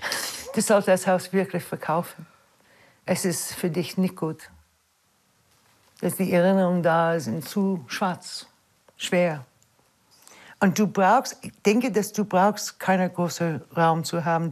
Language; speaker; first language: German; non-native, learner; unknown